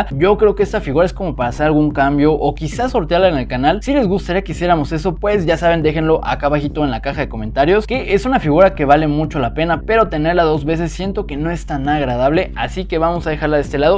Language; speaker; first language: Spanish; native; Spanish